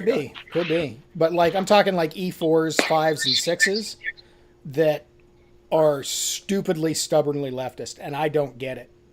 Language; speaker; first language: English; native; English